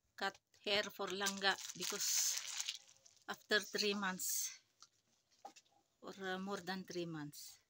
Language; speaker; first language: English; non-native, learner; Filipino